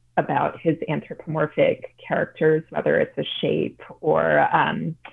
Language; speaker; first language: English; native; English